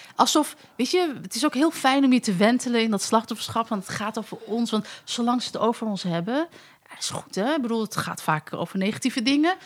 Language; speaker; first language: Dutch; early bilingual, other home language; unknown